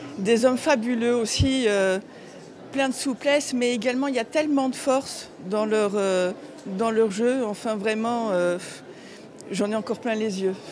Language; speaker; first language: French; native; French